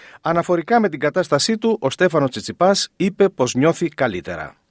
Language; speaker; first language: Greek; native; Greek